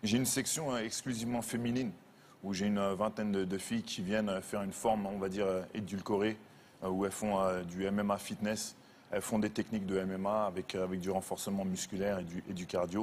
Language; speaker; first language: French; native; French